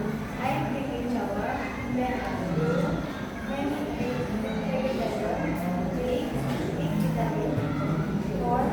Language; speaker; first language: English; non-native, learner; Indonesian